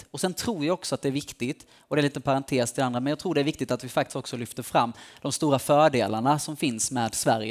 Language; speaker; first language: Swedish; native; Swedish